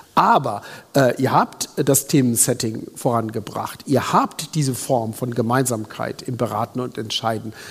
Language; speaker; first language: German; native; German